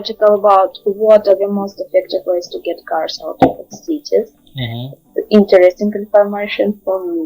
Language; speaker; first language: English; non-native, learner; Russian